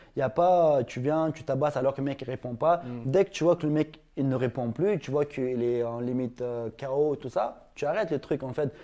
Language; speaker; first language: French; non-native, fluent; Ingush